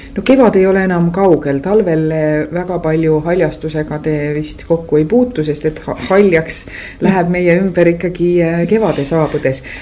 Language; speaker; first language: Estonian; native; Estonian